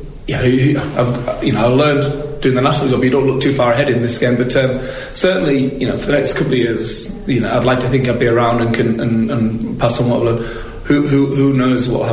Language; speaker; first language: English; native; English